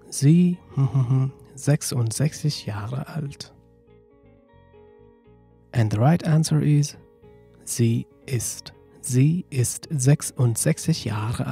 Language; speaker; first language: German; non-native, fluent; Nepali